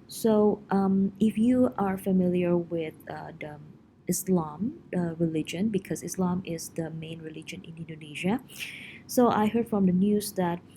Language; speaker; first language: English; non-native, fluent; Indonesian